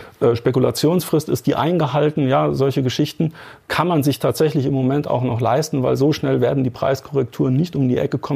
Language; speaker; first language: German; native; German